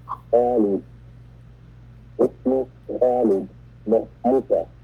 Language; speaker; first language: Arabic; non-native, learner; English